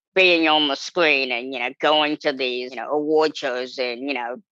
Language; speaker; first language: English; native; English